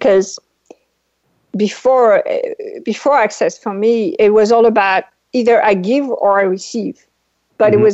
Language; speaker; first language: English; non-native, fluent; French